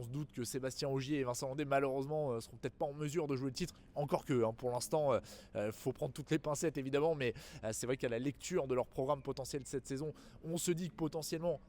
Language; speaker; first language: French; native; French